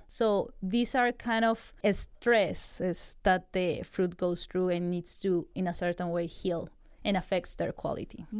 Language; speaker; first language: English; non-native, fluent; Spanish